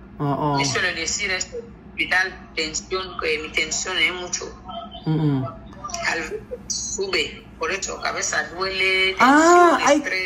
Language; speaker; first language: Spanish; non-native, learner; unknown